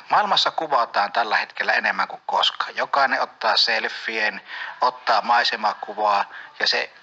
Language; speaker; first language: Finnish; native; Finnish